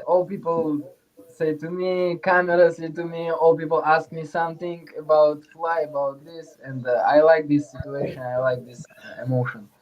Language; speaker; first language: English; non-native, learner; Uzbek